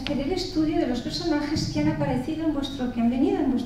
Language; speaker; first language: Spanish; native; Spanish